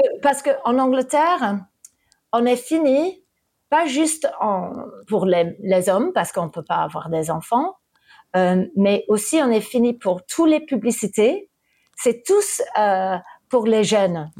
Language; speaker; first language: French; early bilingual, heritage; English